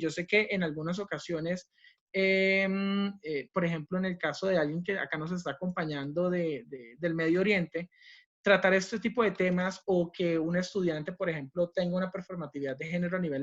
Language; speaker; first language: Spanish; native; Spanish